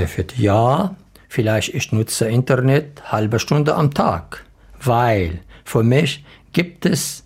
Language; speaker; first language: German; non-native, learner; Arabic